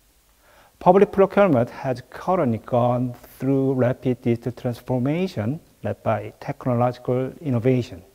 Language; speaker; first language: English; non-native, fluent; Korean